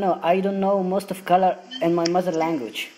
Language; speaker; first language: English; non-native, learner; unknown